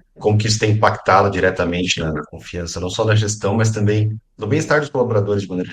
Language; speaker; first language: Portuguese; native; Portuguese